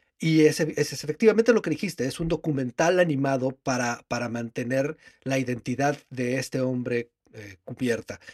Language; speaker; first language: Spanish; native; Spanish